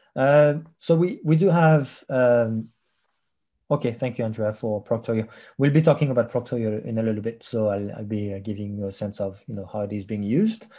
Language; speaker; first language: English; non-native, fluent; French